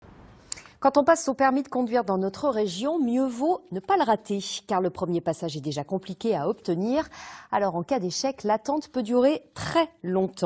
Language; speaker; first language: French; native; French